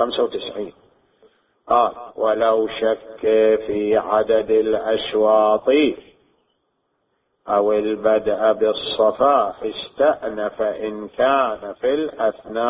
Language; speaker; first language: Arabic; native; Arabic